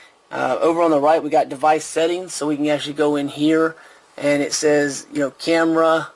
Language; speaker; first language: English; native; English